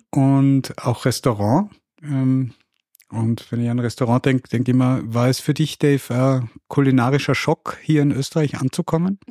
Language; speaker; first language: German; native; German